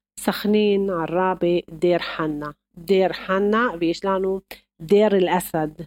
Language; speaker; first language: Hebrew; non-native, local second language; Arabic